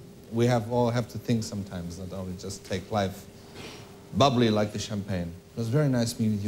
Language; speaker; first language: English; non-native, fluent; Portuguese